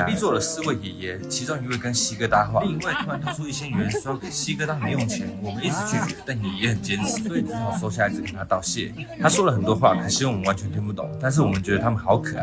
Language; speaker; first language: Chinese; native; Chinese